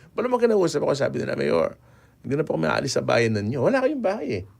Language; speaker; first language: Filipino; non-native, local second language; Pampanga